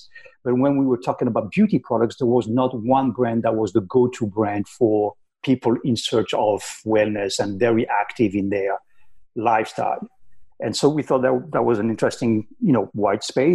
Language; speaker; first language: English; non-native, fluent; French